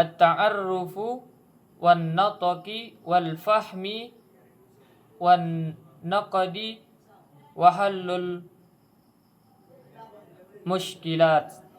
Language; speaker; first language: Arabic; non-native, learner; Indonesian